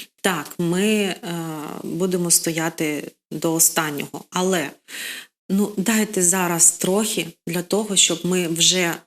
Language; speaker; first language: Ukrainian; non-native, local second language; Russian